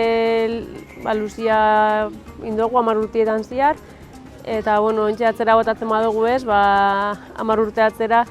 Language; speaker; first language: Basque; native; Basque